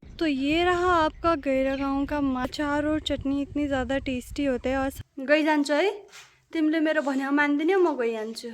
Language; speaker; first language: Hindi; non-native, local second language; Nepali